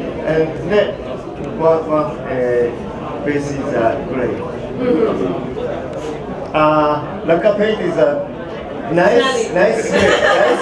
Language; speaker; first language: English; non-native, learner; Japanese